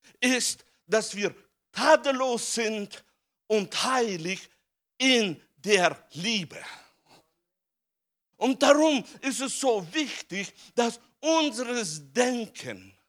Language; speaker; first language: German; non-native, fluent; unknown